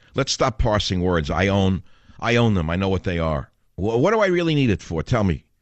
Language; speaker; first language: English; native; English